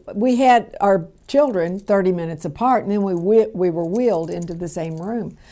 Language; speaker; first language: English; native; English